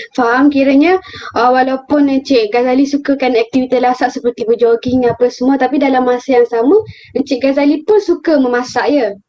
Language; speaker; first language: Malay; native; Malay